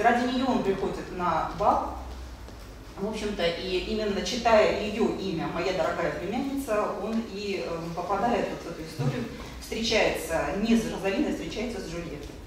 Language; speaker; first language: Russian; native; Russian